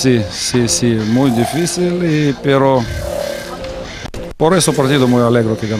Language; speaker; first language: Spanish; non-native, learner; Russian